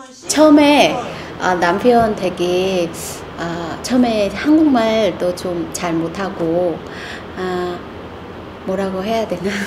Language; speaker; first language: Korean; non-native, fluent; Vietnamese